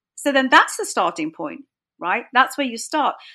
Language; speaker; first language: English; native; English